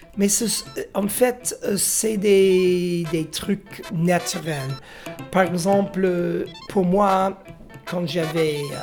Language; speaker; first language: French; non-native, fluent; English